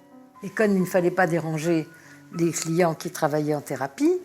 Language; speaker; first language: French; native; French